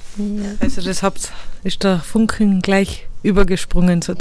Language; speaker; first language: German; native; German